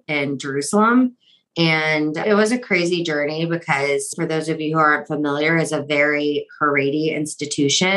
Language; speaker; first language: English; native; English